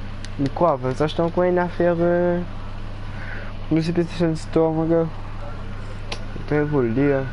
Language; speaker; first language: French; non-native, local second language; Réunion Creole French